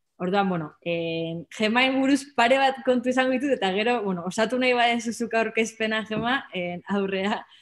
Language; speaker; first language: Basque; native; Basque